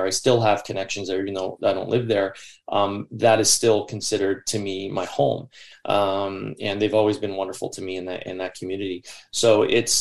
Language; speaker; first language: English; native; English